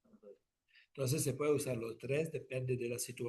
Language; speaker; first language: Spanish; non-native, fluent; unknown